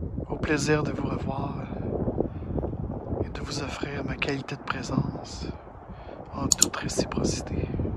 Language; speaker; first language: French; native; French